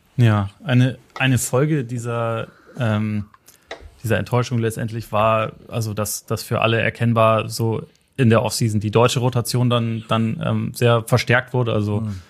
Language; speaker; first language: German; native; German